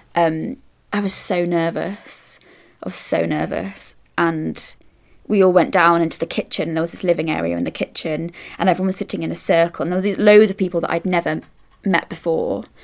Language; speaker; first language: English; native; English